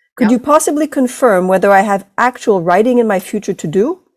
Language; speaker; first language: English; non-native, fluent; Italian